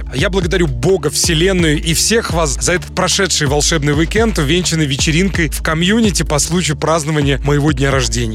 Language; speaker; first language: Russian; native; Russian